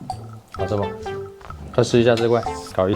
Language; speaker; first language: Chinese; native; Chinese